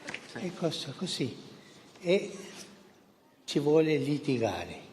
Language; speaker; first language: Italian; non-native, local second language; Spanish